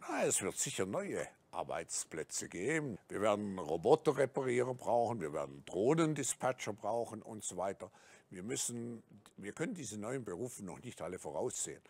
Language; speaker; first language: German; native; German